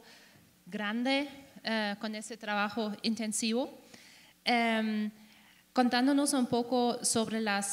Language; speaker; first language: Spanish; non-native, fluent; German